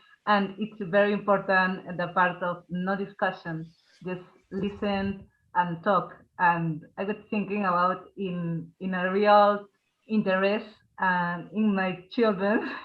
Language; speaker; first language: English; non-native, learner; Spanish